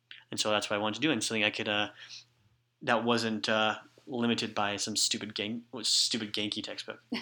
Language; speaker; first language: English; native; English